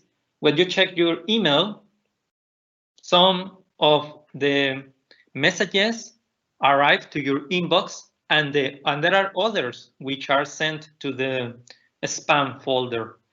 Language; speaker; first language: English; non-native, fluent; Spanish